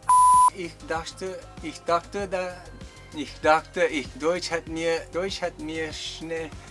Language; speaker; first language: German; non-native, learner; Chinese